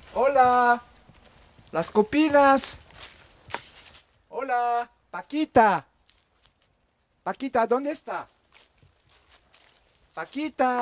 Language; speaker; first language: Spanish; non-native, learner; French